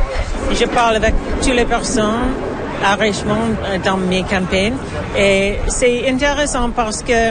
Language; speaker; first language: French; non-native, learner; English